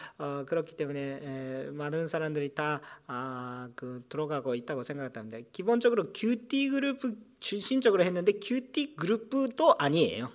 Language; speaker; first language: Korean; non-native, fluent; Japanese